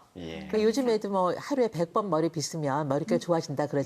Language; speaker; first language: Korean; native; Korean